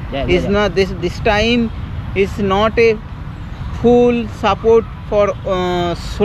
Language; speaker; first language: English; non-native, learner; Bangla